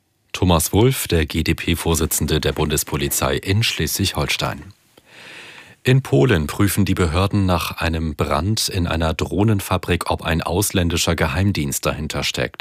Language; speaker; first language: German; native; German